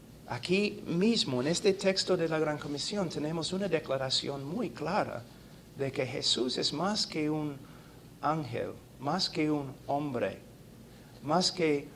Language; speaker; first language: Spanish; non-native, fluent; English